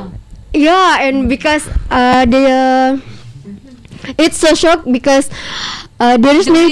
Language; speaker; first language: English; non-native, learner; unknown